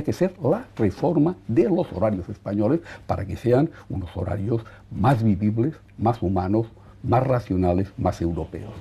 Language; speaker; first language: Spanish; native; Spanish